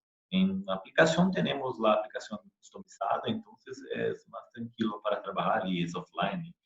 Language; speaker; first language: Spanish; non-native, fluent; Portuguese